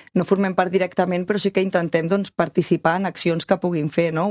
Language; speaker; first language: Catalan; native; Catalan